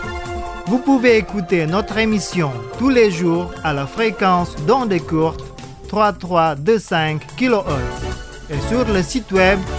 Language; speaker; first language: French; non-native, fluent; Indonesian